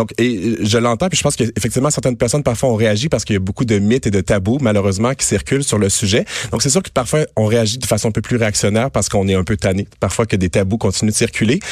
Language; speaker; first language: French; native; French